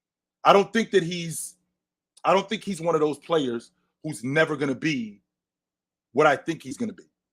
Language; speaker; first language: English; native; English